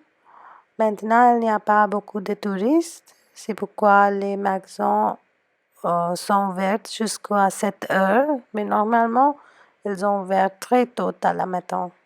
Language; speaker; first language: French; non-native, learner; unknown